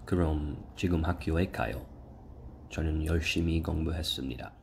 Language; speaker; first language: Korean; non-native, learner; English